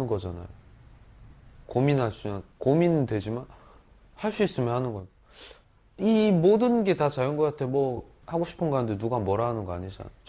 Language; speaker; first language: Korean; native; Korean